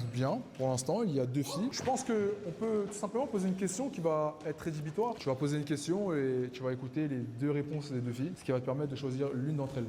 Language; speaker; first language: French; native; French